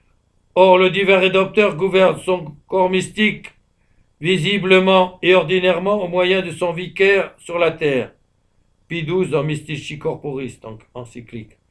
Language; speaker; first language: French; native; French